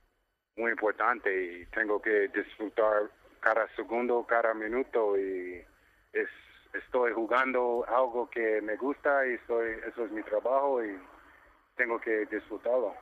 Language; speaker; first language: Spanish; non-native, learner; English